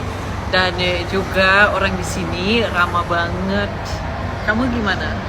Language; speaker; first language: Indonesian; non-native, fluent; Danish